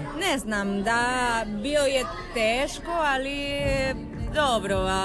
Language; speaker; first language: Croatian; non-native, learner; Spanish